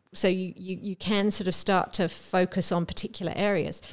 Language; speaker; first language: English; native; English